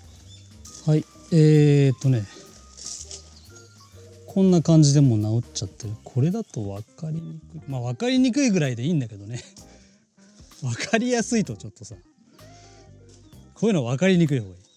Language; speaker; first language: Japanese; native; Japanese